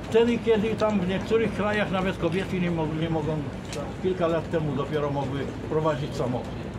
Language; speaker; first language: Polish; non-native, fluent; Arabic